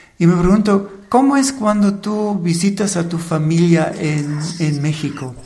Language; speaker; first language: Spanish; non-native, fluent; German